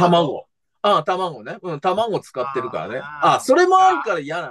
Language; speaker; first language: Japanese; native; Japanese